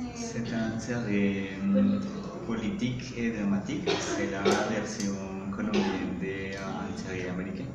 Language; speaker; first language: French; non-native, learner; Spanish